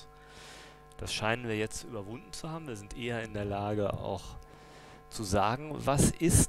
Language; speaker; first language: German; native; German